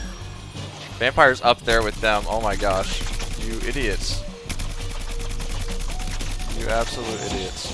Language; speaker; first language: English; native; English